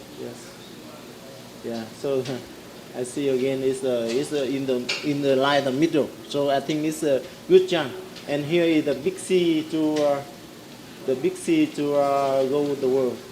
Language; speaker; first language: English; non-native, learner; Vietnamese